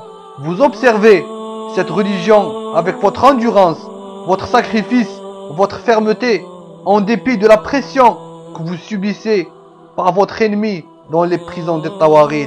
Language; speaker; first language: French; non-native, local second language; Arabic